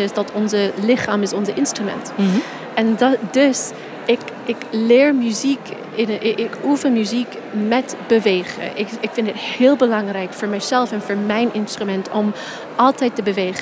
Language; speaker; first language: Dutch; non-native, fluent; English